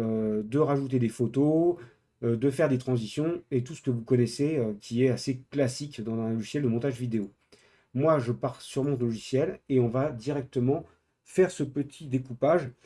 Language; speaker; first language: French; native; French